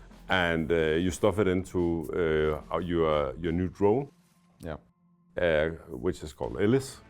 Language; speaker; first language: English; non-native, fluent; Danish